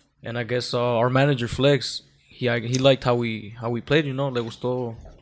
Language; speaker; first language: English; early bilingual, other home language; Spanish